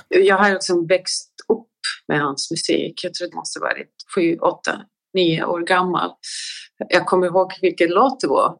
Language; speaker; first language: Swedish; native; Swedish